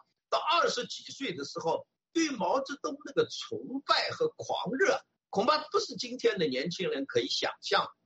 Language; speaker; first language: Chinese; native; Chinese